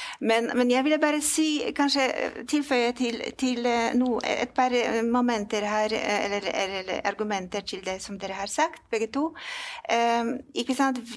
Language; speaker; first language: Norwegian; non-native, fluent; Polish